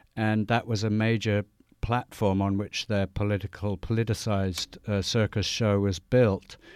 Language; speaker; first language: English; native; English